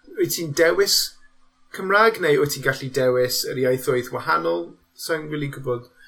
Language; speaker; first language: Welsh; non-native, local second language; English